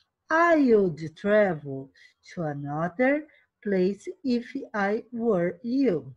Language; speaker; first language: English; non-native, fluent; Portuguese